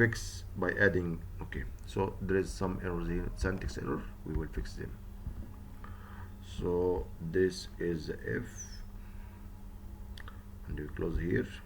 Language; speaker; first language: English; non-native, fluent; Arabic